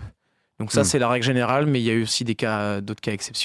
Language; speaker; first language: French; native; French